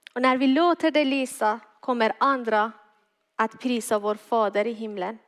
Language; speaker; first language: Swedish; non-native, fluent; Persian